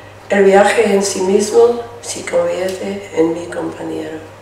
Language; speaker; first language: Spanish; non-native, learner; English